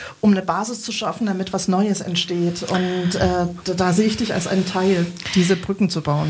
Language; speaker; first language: German; native; German